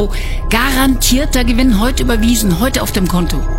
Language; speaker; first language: German; native; German